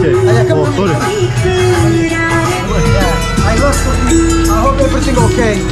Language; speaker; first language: English; non-native, learner; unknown